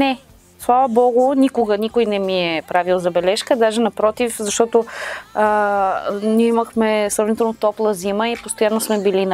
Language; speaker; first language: Bulgarian; native; Bulgarian